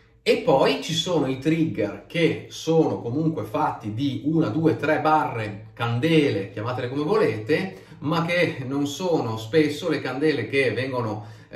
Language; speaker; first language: Italian; native; Italian